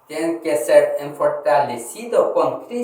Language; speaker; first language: Spanish; non-native, learner; Korean